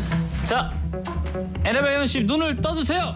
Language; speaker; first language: Korean; native; Korean